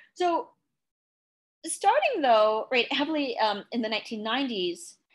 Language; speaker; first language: English; native; English